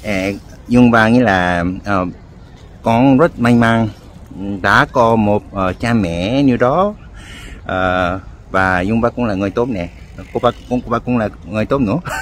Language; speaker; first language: Vietnamese; non-native, learner; Korean